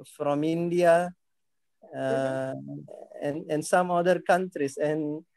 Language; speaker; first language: English; non-native, fluent; Malay